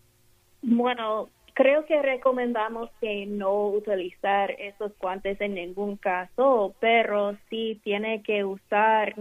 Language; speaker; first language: Spanish; non-native, fluent; English